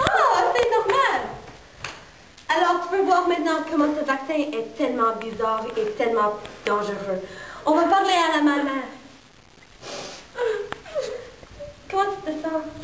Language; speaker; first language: French; non-native, local second language; English